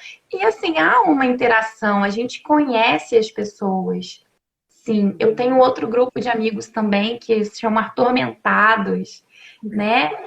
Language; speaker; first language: Portuguese; native; Portuguese